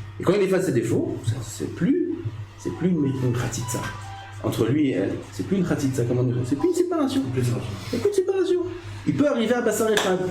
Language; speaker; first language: French; native; French